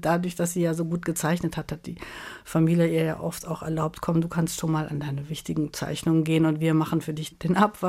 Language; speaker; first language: German; native; German